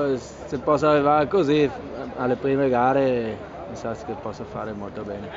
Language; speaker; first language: Italian; non-native, learner; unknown